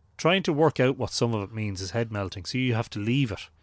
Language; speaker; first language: English; native; English